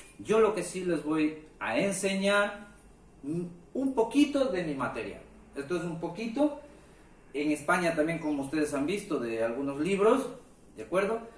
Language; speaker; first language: Spanish; native; Spanish